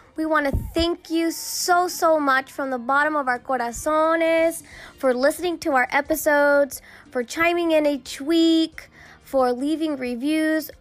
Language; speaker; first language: English; early bilingual, other home language; Spanish